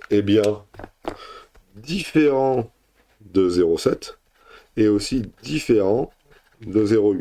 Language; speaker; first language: French; native; French